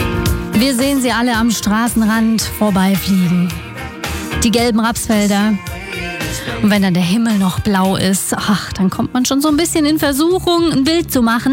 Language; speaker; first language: German; native; German